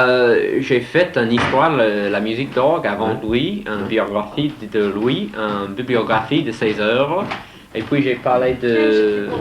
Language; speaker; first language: French; non-native, learner; English